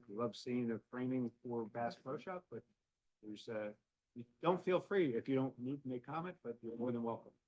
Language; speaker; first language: English; native; English